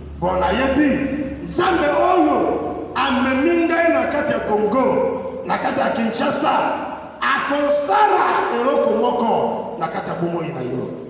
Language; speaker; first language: Lingala; non-native, fluent; Igbo